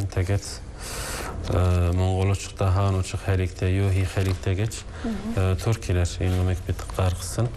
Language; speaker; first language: Mongolian; non-native, fluent; Turkish